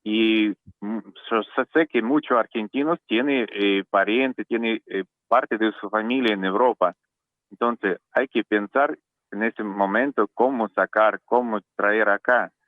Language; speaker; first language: Spanish; non-native, learner; Russian